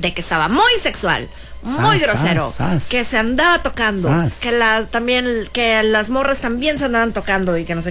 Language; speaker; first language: Spanish; native; Spanish